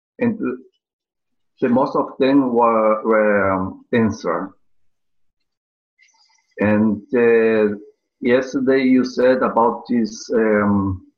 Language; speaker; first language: English; non-native, learner; Portuguese